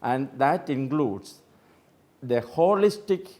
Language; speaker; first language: English; non-native, local second language; Malayalam